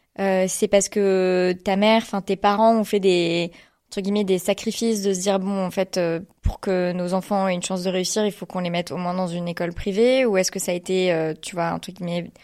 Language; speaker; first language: French; native; French